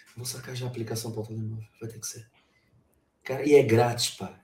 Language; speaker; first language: Portuguese; native; Portuguese